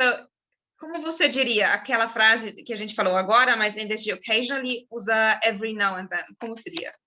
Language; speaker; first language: Portuguese; non-native, fluent; German